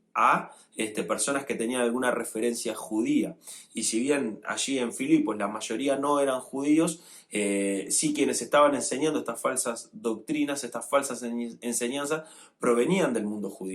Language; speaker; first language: Spanish; native; Spanish